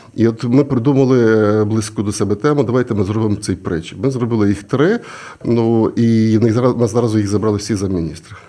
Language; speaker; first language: Ukrainian; native; Ukrainian